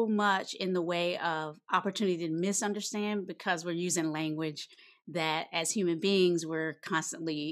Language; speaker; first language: English; native; English